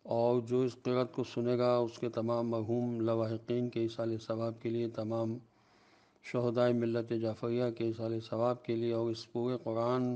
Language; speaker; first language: Arabic; non-native, fluent; Urdu